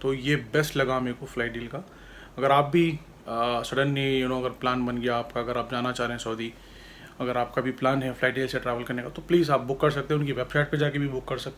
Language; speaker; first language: Hindi; native; Hindi